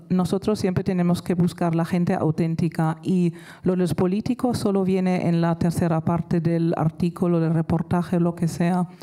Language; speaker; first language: Spanish; non-native, fluent; German